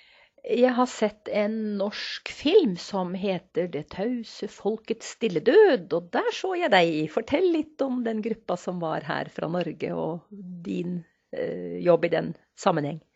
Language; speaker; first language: Norwegian; native; Norwegian